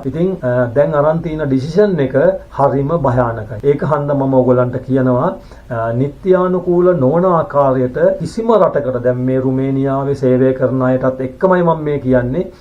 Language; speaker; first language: Sinhala; native; Sinhala